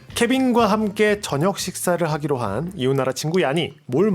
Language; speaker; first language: Korean; native; Korean